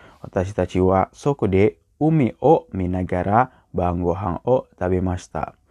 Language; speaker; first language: Japanese; non-native, learner; Indonesian